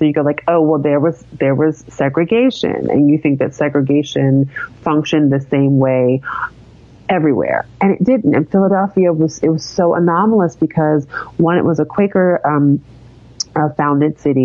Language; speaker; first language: English; native; English